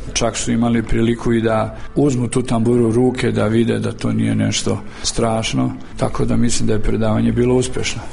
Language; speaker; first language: Serbian; native; Serbian